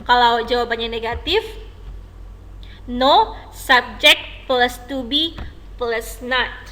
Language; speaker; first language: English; non-native, fluent; Indonesian